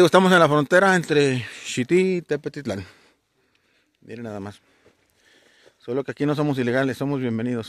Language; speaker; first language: Spanish; native; Spanish